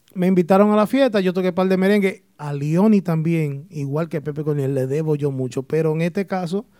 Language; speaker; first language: Spanish; early bilingual, heritage; Spanish